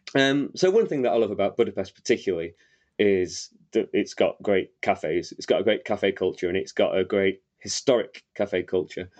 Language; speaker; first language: English; native; English